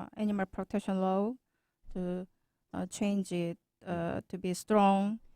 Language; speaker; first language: English; non-native, learner; Korean